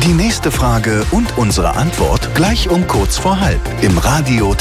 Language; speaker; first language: German; native; German